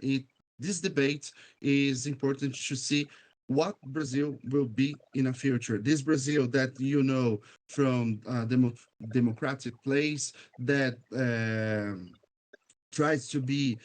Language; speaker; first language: English; non-native, fluent; Portuguese